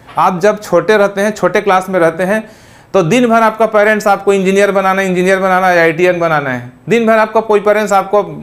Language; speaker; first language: Hindi; native; Hindi